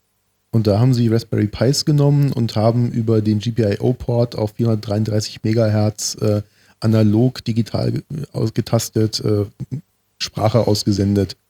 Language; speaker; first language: German; native; German